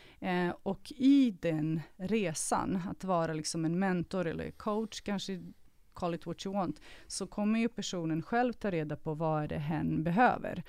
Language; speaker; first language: Swedish; early bilingual, other home language; Serbian